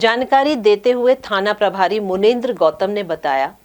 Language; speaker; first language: Hindi; native; Hindi